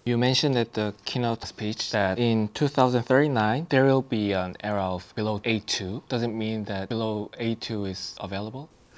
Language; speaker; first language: English; non-native, fluent; Korean